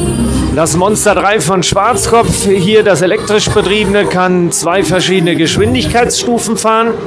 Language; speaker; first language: German; native; German